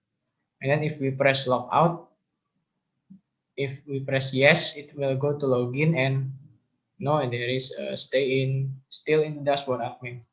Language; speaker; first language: English; non-native, learner; Indonesian